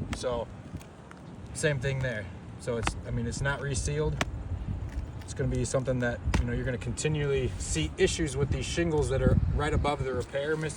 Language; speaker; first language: English; native; English